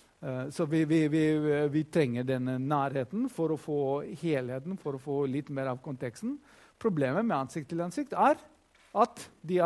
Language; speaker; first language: Norwegian; non-native, fluent; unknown